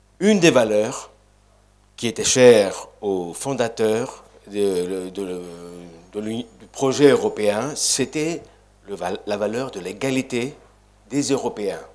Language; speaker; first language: French; non-native, fluent; Greek